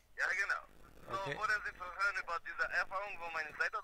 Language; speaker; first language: German; non-native, learner; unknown